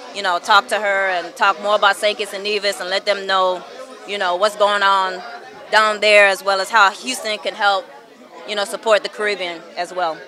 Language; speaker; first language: English; native; English